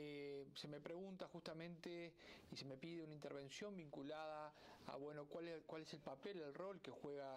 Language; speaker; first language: Spanish; native; Spanish